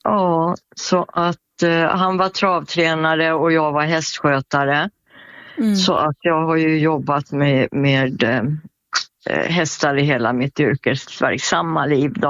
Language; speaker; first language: Swedish; native; Swedish